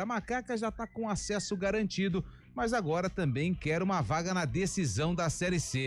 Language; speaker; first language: Portuguese; native; Portuguese